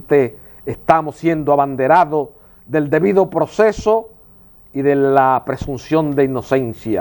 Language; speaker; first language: Spanish; native; Spanish